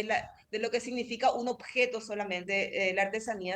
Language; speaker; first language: Spanish; native; Spanish